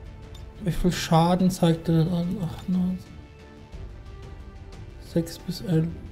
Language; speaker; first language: German; native; German